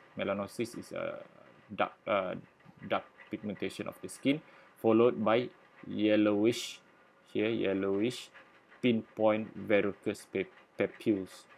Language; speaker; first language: English; non-native, local second language; Malay